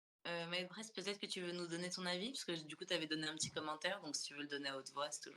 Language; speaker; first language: French; non-native, local second language; Comorian